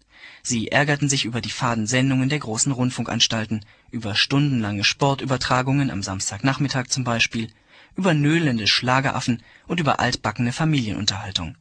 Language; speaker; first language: German; native; German